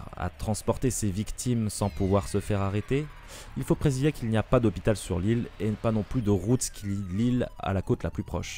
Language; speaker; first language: French; native; French